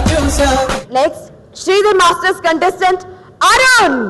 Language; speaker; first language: Telugu; native; Telugu